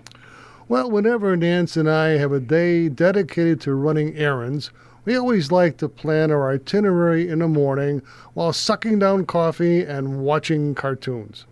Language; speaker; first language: English; native; English